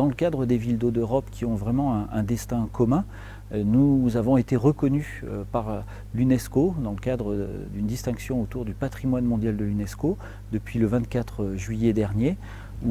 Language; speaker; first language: French; native; French